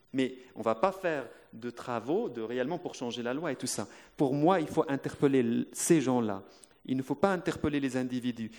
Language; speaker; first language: French; non-native, local second language; Arabic